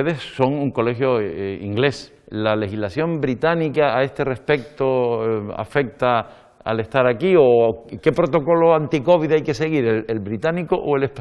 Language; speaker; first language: Spanish; native; Spanish